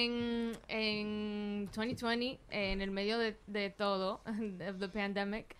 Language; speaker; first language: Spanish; early bilingual, heritage; Spanish